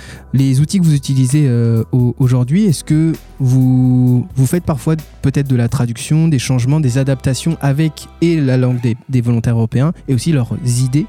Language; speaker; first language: French; native; French